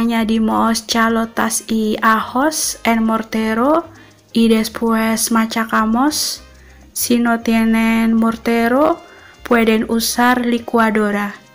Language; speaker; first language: Spanish; non-native, fluent; Indonesian